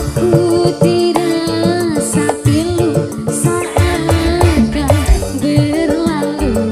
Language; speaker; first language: Indonesian; native; Indonesian